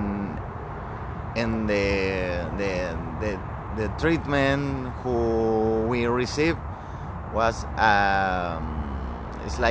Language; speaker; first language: English; non-native, learner; Spanish